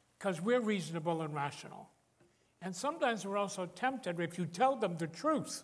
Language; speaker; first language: English; native; English